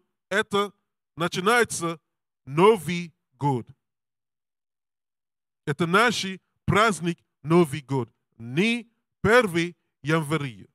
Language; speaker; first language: Russian; non-native, learner; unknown